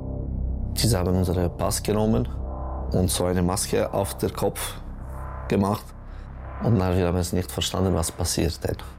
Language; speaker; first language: German; non-native, local second language; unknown